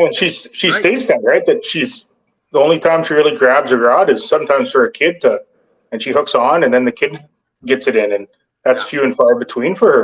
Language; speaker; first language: English; native; English